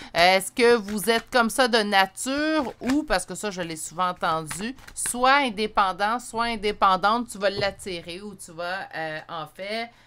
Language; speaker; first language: French; native; French